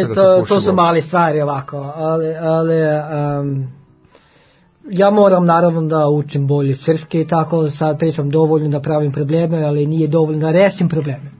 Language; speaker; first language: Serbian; non-native, learner; Norwegian